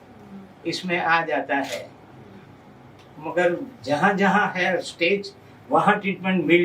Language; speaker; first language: Hindi; non-native, local second language; Gujarati